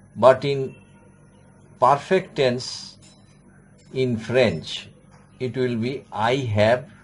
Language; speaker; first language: English; non-native, local second language; Bangla